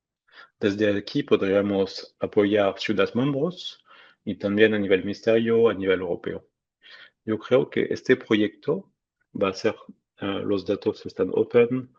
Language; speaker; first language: Spanish; non-native, fluent; French